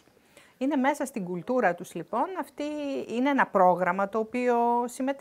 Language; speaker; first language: Greek; native; Greek